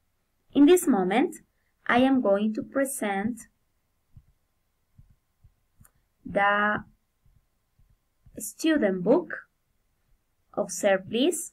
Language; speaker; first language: English; non-native, fluent; Spanish